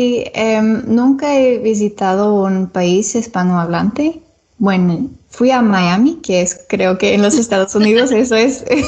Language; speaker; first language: Spanish; non-native, learner; English